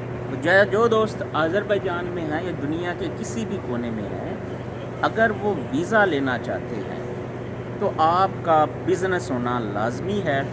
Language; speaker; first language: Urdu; non-native, local second language; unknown